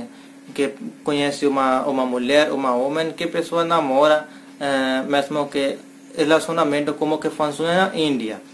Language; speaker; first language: Portuguese; non-native, learner; Hindi